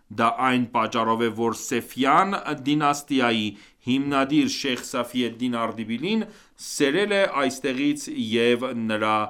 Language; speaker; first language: Armenian; early bilingual, heritage; Armenian